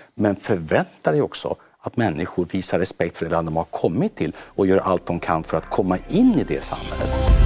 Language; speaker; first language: Swedish; native; Swedish